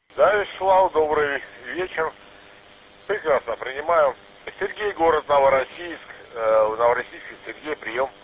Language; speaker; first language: Russian; native; Russian